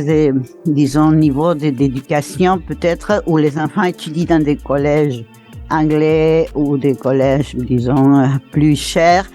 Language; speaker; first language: French; non-native, fluent; Spanish